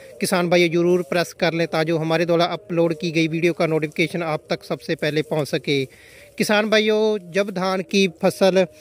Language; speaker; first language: Hindi; non-native, local second language; Punjabi